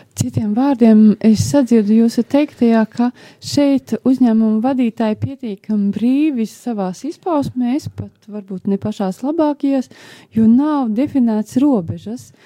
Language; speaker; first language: Latvian; native; Latvian